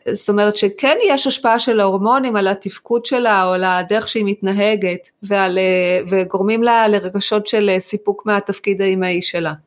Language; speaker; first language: Hebrew; native; Hebrew